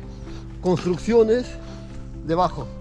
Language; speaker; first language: Spanish; native; Spanish